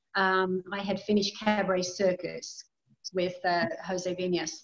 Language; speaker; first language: English; native; English